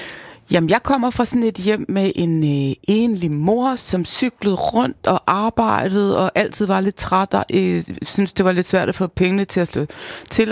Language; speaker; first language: Danish; native; Danish